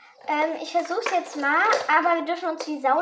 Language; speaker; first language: German; early bilingual, other home language; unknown